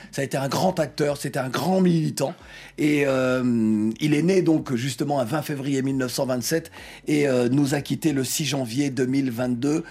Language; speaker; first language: French; native; French